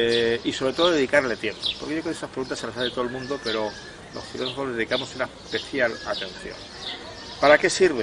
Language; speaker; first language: Spanish; native; Spanish